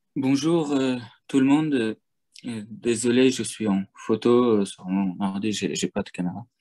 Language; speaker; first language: French; non-native, fluent; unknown